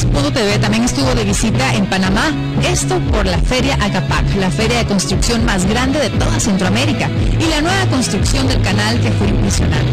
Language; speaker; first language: Spanish; native; Spanish